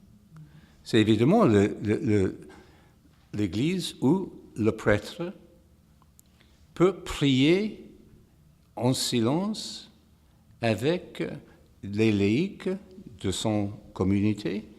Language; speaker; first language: French; non-native, fluent; English